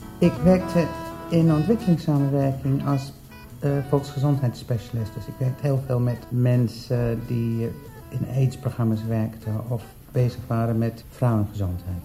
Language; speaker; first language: Dutch; non-native, fluent; English